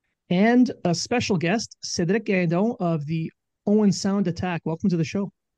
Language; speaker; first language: English; native; English